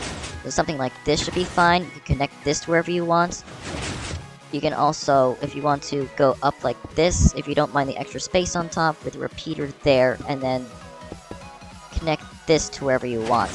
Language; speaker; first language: English; native; English